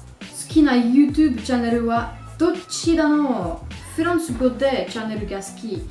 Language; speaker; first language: Japanese; non-native, learner; French